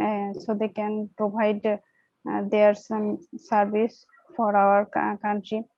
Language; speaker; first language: English; non-native, learner; Bangla